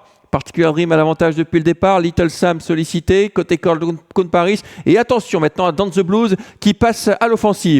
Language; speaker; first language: French; native; French